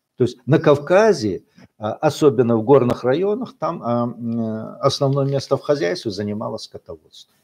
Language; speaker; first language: Russian; non-native, local second language; Chechen